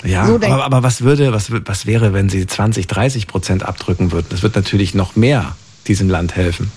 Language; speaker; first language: German; native; German